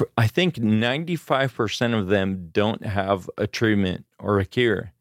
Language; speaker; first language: English; native; English